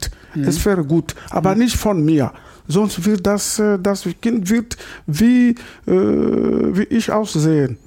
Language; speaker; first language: German; non-native, fluent; Lingala